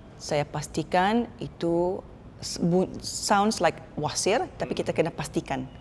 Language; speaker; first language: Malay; native; Malay